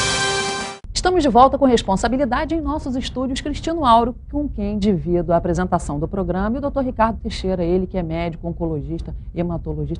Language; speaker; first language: Portuguese; native; Portuguese